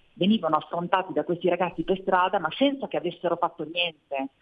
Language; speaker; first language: Italian; native; Italian